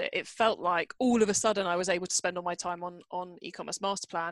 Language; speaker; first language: English; native; English